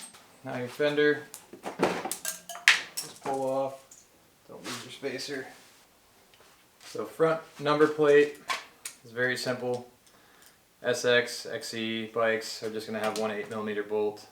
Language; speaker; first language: English; native; English